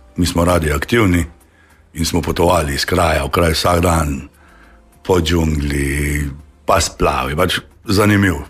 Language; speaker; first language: Slovenian; native; Slovenian